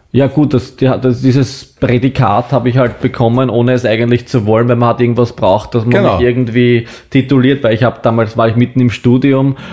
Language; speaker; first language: German; native; German